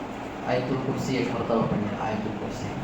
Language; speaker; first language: Urdu; native; Urdu